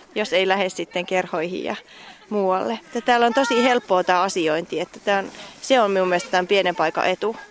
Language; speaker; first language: Finnish; native; Finnish